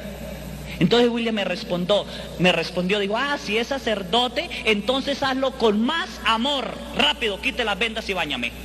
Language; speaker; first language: Spanish; native; Spanish